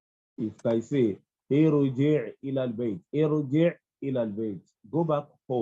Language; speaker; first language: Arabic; non-native, fluent; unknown